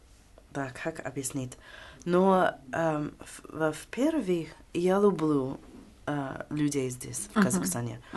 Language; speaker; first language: Russian; non-native, learner; English